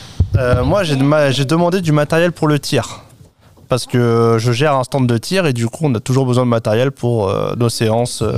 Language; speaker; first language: French; native; French